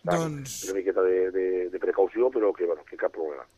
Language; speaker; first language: Catalan; native; Catalan